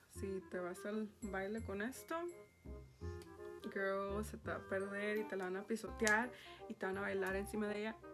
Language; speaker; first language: Spanish; early bilingual, heritage; Spanish